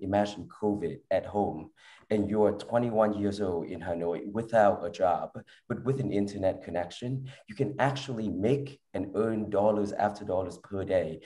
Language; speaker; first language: English; early bilingual, other home language; Vietnamese